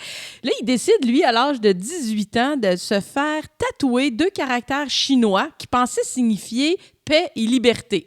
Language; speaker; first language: French; native; French